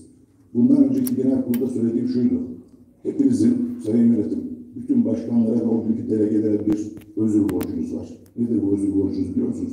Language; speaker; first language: Turkish; native; Turkish